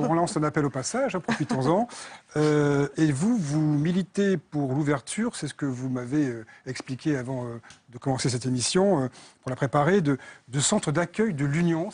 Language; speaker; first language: French; native; French